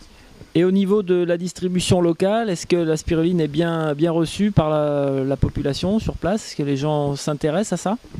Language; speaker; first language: French; native; French